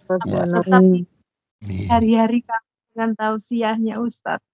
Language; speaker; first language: Indonesian; non-native, local second language; Javanese